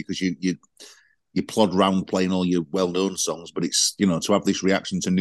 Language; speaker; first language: English; native; English